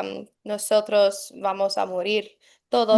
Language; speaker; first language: Spanish; non-native, fluent; English